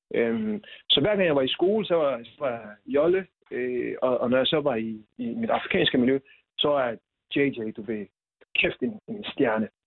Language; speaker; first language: Danish; early bilingual, other home language; Swahili